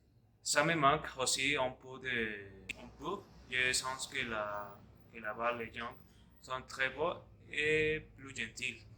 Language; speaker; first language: French; non-native, learner; Spanish